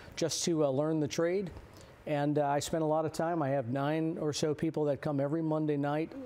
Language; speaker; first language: English; native; English